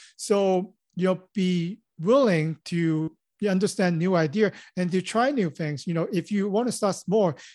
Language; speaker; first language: English; non-native, local second language; Cantonese